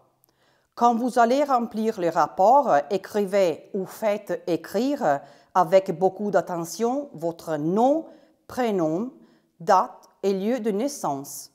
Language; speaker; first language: French; non-native, fluent; Italian